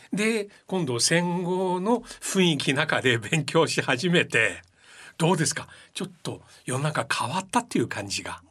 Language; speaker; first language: Japanese; non-native, fluent; Chinese